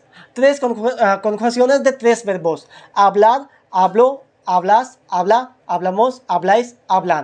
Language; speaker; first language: Spanish; non-native, learner; Hindi